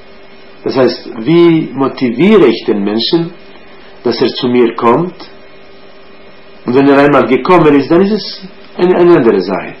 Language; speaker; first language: German; non-native, fluent; Croatian